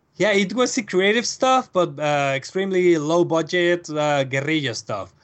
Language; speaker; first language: English; non-native, fluent; Spanish